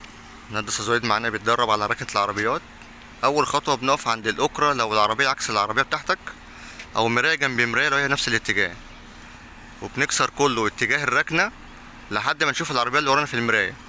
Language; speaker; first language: Arabic; native; Arabic